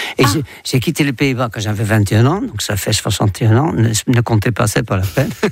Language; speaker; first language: French; non-native, fluent; Dutch